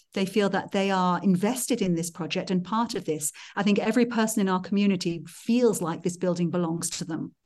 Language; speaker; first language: English; native; English